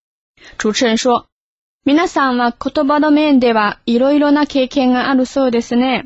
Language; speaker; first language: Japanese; non-native, fluent; Chinese